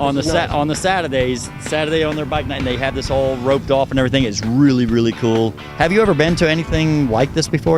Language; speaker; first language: English; native; English